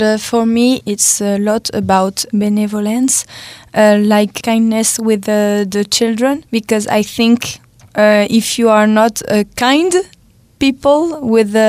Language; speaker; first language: English; non-native, fluent; French